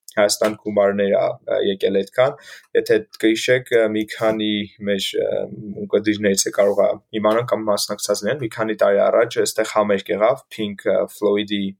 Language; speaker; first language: Armenian; native; Armenian